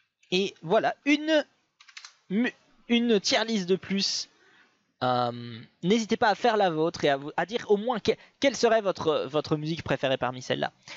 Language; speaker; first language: French; native; French